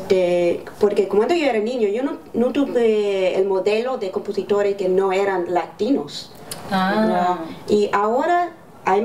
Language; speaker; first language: Spanish; early bilingual, heritage; English